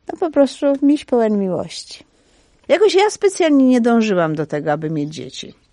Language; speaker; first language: Polish; native; Polish